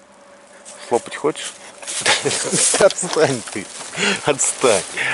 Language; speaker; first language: Russian; native; Russian